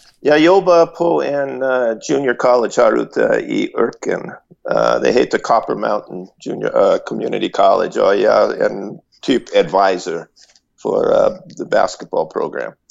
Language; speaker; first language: Swedish; non-native, fluent; English